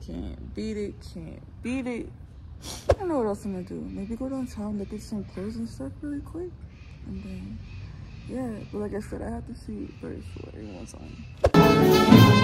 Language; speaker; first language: English; native; English